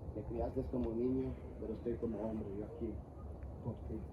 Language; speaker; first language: Spanish; early bilingual, heritage; Spanish